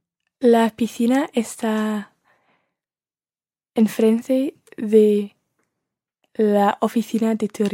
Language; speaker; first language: Spanish; non-native, learner; English